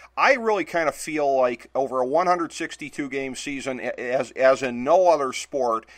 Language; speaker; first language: English; native; English